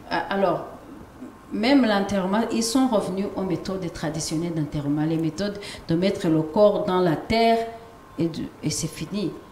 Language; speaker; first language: French; non-native, local second language; Kinyarwanda